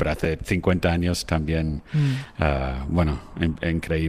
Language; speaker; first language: Spanish; non-native, fluent; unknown